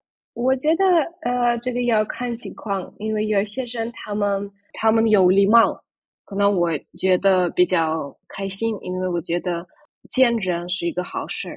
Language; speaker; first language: Chinese; non-native, fluent; Russian